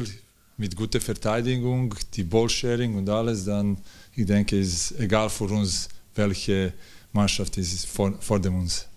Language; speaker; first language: German; non-native, learner; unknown